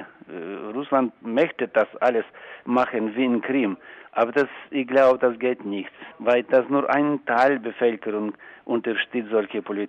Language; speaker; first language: German; non-native, learner; Ukrainian